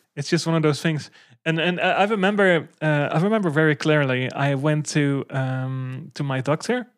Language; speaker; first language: English; non-native, fluent; Dutch